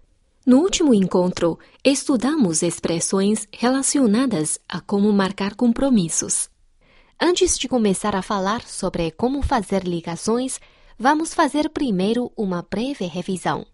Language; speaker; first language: Portuguese; non-native, fluent; Chinese